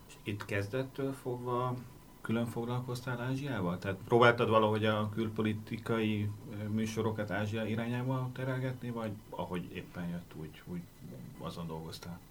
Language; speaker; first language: Hungarian; native; Hungarian